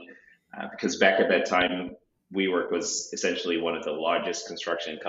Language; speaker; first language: English; non-native, local second language; Shona